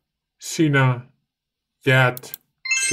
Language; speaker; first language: Finnish; non-native, learner; Dutch